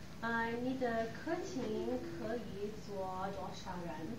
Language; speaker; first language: Chinese; non-native, learner; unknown